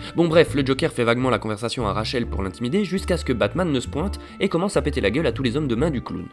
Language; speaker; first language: French; native; French